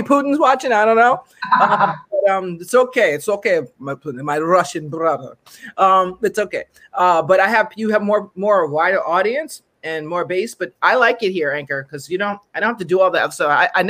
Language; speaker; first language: English; native; English